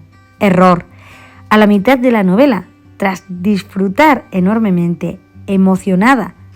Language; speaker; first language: Spanish; native; Spanish